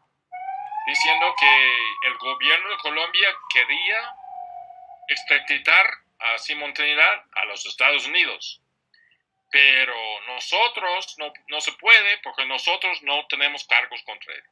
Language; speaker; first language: Spanish; non-native, fluent; English